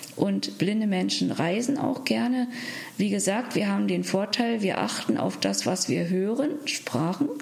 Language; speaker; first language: German; native; German